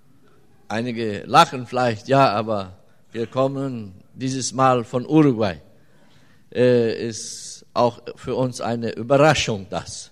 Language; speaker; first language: German; early bilingual, heritage; German